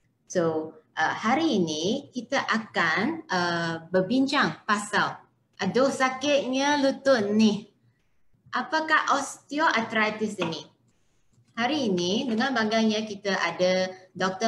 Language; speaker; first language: Malay; non-native, local second language; Chinese